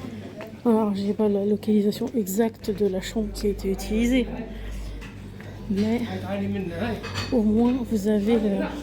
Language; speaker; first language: French; native; French